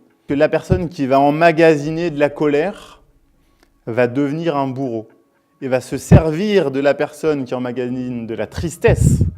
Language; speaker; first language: French; native; French